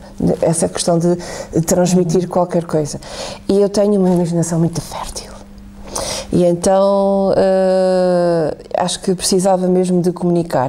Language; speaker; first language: Portuguese; native; Portuguese